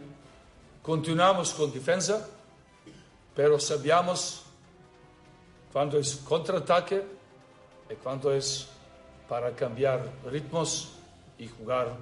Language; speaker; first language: Spanish; non-native, learner; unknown